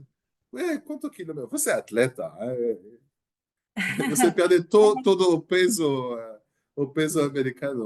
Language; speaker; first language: Portuguese; non-native, learner; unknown